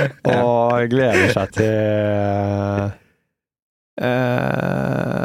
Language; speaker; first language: Norwegian; native; Norwegian